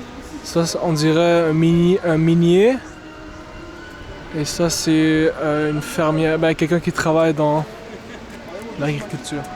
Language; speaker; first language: French; non-native, local second language; Arabic